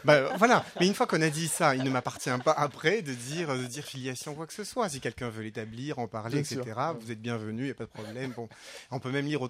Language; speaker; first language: French; native; French